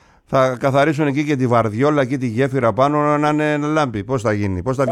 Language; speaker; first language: Greek; native; Greek